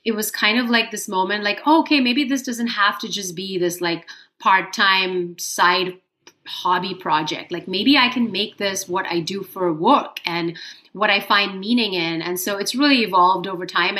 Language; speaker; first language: English; non-native, local second language; Hindi